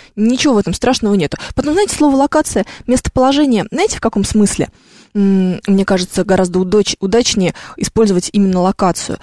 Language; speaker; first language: Russian; native; Russian